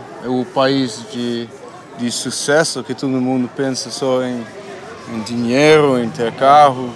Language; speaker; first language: Portuguese; non-native, fluent; Dutch